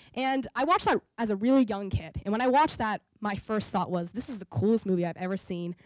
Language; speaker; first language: English; native; English